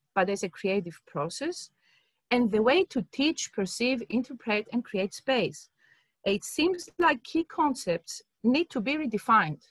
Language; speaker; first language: English; non-native, fluent; Greek